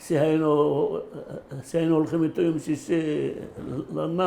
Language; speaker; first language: Hebrew; early bilingual, other home language; Arabic